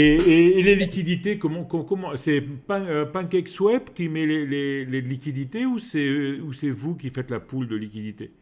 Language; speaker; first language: French; native; French